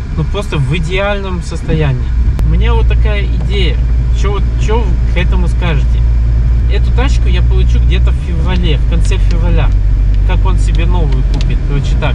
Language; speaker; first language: Russian; early bilingual, heritage; Russian